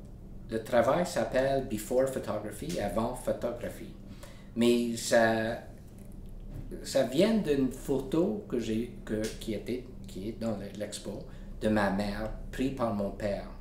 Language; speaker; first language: French; non-native, local second language; English